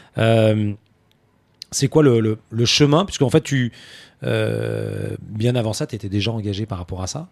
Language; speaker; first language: French; native; French